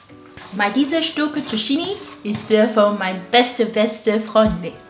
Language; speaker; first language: German; non-native, learner; Chinese